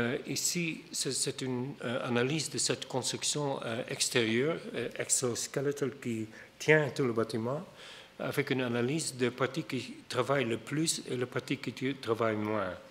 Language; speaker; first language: French; non-native, fluent; Dutch